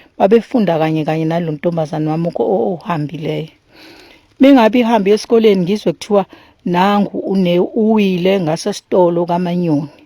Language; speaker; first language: Zulu; native; Zulu